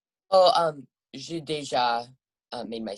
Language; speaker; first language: French; non-native, learner; English